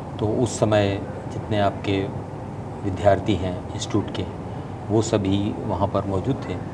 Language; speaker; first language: Hindi; native; Hindi